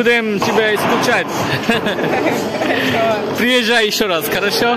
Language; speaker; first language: Russian; non-native, fluent; Bangla